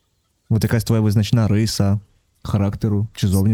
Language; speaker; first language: Ukrainian; native; Ukrainian